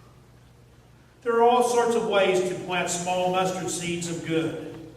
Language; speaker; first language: English; native; English